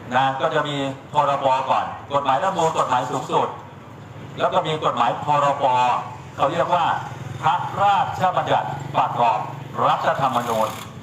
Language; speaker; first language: Thai; native; Thai